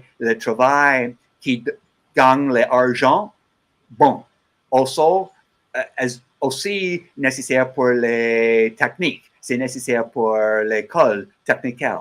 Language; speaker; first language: French; non-native, learner; English